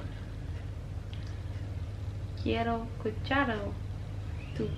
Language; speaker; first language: Spanish; non-native, learner; English